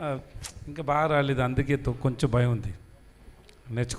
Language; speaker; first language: Telugu; non-native, learner; Tamil